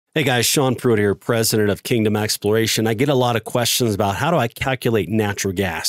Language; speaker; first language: English; native; English